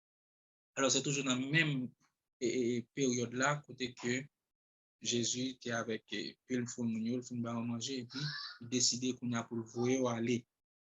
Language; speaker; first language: French; non-native, local second language; Haitian Creole